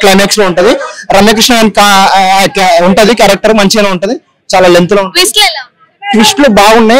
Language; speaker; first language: Telugu; native; Telugu